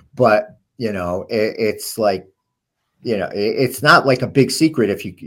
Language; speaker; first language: English; native; English